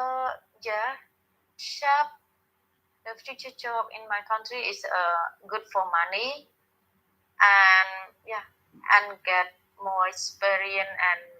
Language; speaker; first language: English; non-native, learner; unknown